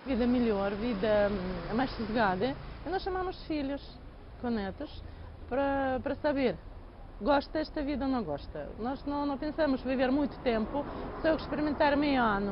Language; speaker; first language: Portuguese; non-native, learner; Russian